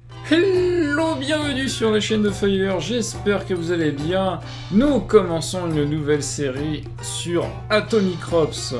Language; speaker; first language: French; native; French